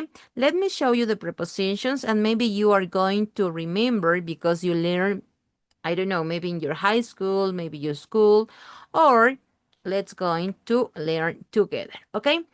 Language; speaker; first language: English; non-native, learner; Spanish